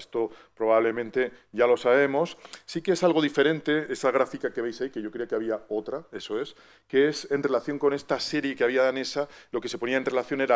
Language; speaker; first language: Spanish; native; Spanish